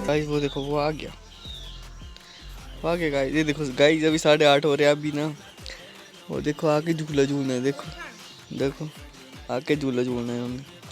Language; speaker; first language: Hindi; native; Hindi